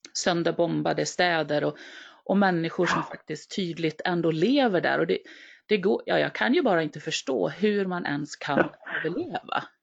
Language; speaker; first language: Swedish; native; Swedish